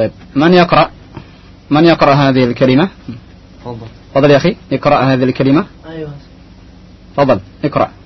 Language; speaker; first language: Arabic; non-native, fluent; Indonesian